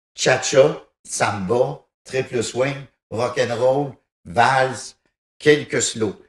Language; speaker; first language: French; native; French